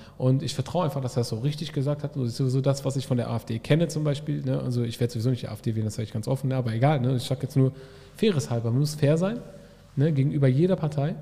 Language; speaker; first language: German; early bilingual, other home language; Arabic